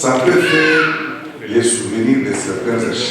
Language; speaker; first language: French; non-native, local second language; Lingala